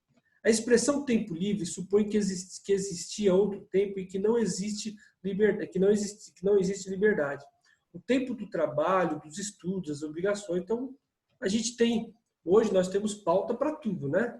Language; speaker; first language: Portuguese; native; Portuguese